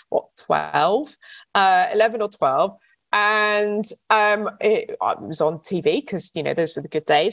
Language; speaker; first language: English; native; English